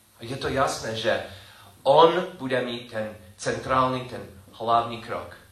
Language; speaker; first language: Czech; non-native, learner; English